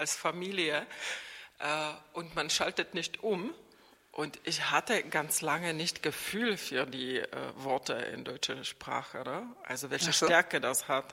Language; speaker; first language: German; non-native, fluent; Czech